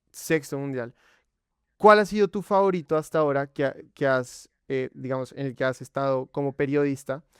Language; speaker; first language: Spanish; native; Spanish